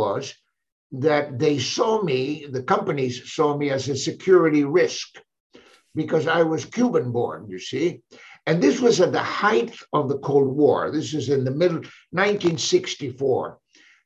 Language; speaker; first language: English; non-native, fluent; Spanish